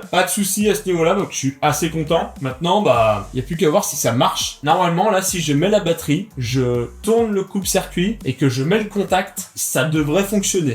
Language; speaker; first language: French; native; French